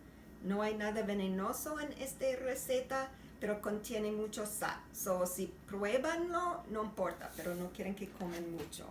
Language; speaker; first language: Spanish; non-native, learner; English